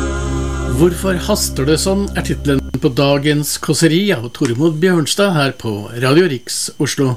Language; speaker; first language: Norwegian; native; Norwegian